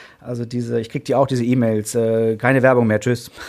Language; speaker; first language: German; native; German